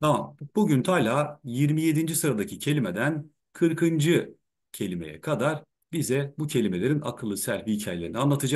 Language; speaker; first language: Turkish; native; Turkish